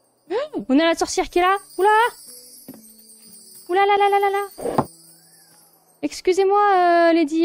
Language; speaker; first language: French; native; French